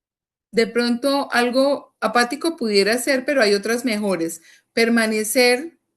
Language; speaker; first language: Spanish; native; Spanish